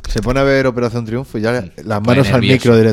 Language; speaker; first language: Spanish; native; Spanish